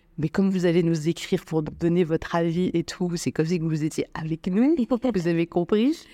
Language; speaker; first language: French; native; French